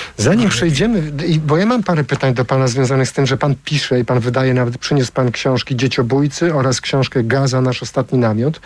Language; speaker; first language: Polish; native; Polish